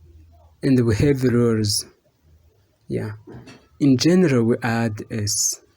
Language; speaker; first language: English; non-native, fluent; Rundi